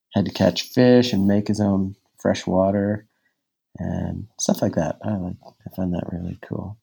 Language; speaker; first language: English; native; English